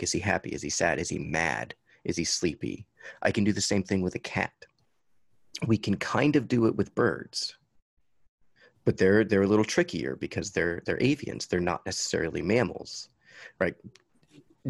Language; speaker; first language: English; native; English